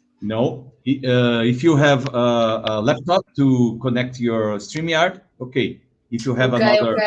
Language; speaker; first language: English; non-native, learner; Portuguese